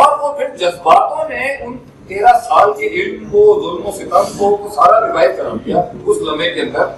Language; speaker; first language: Urdu; non-native, local second language; Punjabi